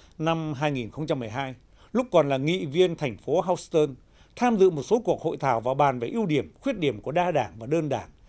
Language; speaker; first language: Vietnamese; native; Vietnamese